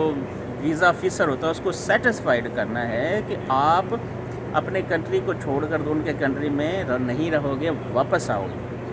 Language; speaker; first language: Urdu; non-native, local second language; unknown